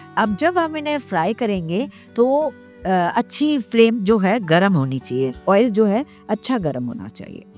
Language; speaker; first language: Hindi; non-native, local second language; Sindhi